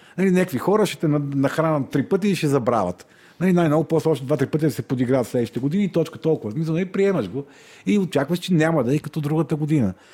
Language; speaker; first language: Bulgarian; native; Bulgarian